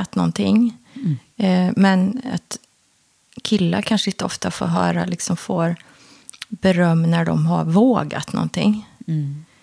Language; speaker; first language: Swedish; early bilingual, other home language; Korean